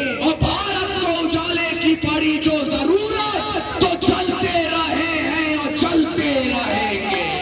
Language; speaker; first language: Hindi; native; Hindi